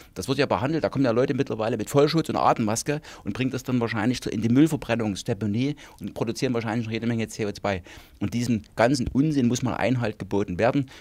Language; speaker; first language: German; native; German